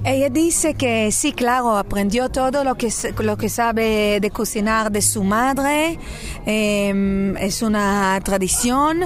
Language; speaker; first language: Spanish; non-native, fluent; Hebrew